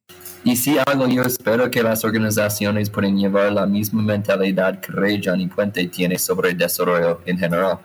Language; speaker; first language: Spanish; non-native, fluent; English